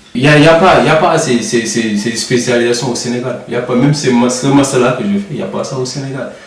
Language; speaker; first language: French; non-native, local second language; Wolof